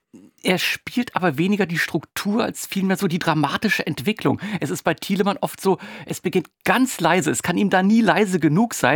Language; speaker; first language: German; native; German